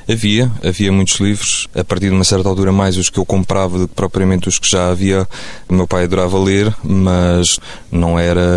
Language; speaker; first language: Portuguese; early bilingual, other home language; French